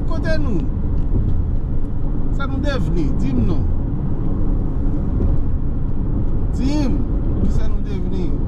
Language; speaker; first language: French; non-native, learner; Haitian Creole